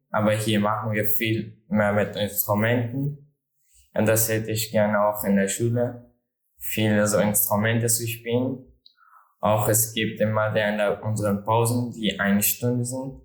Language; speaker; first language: German; non-native, learner; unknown